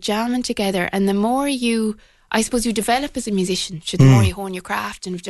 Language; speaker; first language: English; native; English